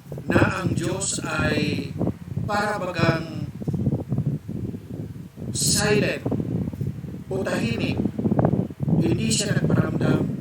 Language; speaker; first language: Filipino; native; Filipino